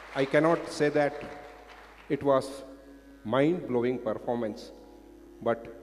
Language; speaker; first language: English; non-native, local second language; Kannada